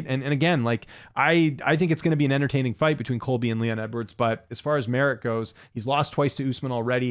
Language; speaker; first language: English; native; English